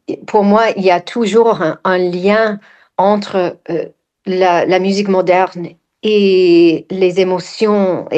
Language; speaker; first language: French; non-native, fluent; English